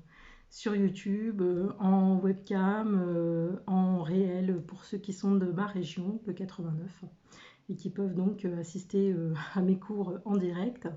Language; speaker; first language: French; native; French